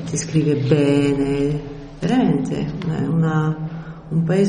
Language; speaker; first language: Italian; early bilingual, heritage; French